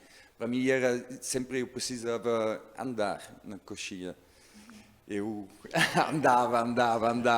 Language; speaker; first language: Portuguese; non-native, learner; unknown